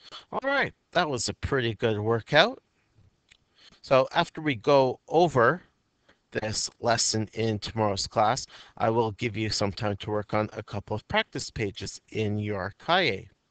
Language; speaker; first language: English; native; English